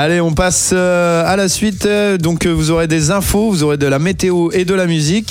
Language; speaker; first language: French; native; French